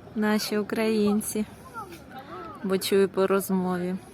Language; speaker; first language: Ukrainian; native; Ukrainian